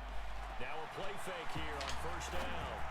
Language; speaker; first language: English; native; English